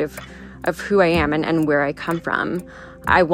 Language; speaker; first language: English; early bilingual, other home language; Spanish